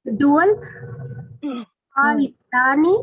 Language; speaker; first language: Arabic; non-native, learner; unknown